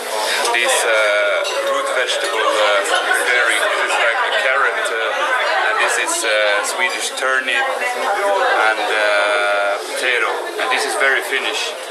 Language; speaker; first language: English; non-native, fluent; Swedish